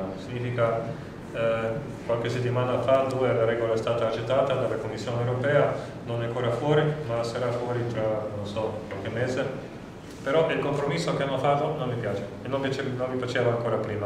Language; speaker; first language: Italian; non-native, fluent; Slovenian